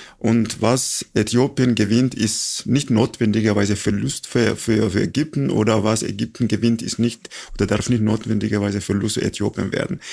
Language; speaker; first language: German; non-native, fluent; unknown